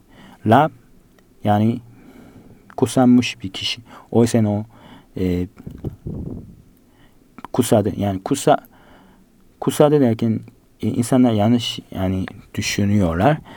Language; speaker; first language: Turkish; non-native, fluent; Korean